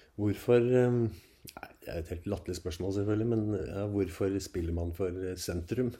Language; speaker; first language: Norwegian; native; Norwegian